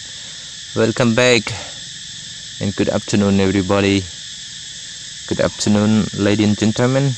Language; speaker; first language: English; non-native, learner; Khmer